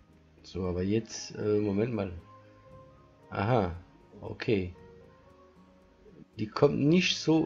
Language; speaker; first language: German; non-native, learner; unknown